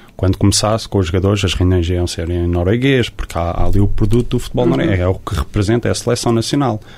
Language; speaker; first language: Portuguese; early bilingual, heritage; Portuguese